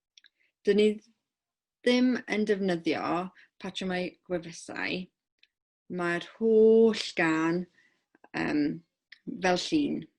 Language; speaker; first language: Welsh; non-native, local second language; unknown